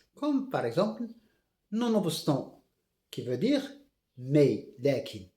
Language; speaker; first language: French; non-native, local second language; Arabic